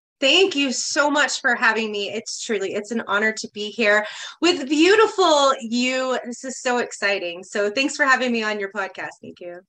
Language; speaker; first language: English; native; English